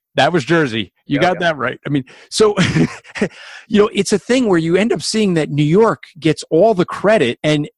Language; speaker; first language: English; native; English